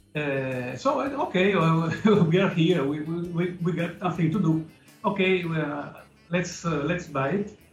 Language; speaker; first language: English; non-native, learner; Italian